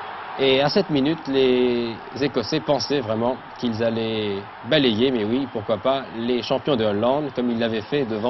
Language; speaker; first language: French; native; French